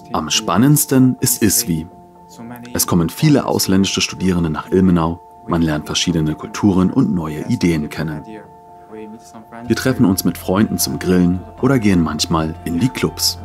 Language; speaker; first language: German; non-native, learner; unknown